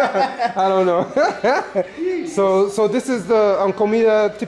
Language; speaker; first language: English; native; English